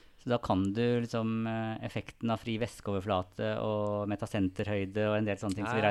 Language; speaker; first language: Norwegian; native; Norwegian